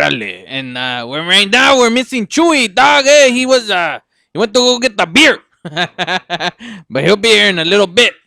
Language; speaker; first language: English; native; English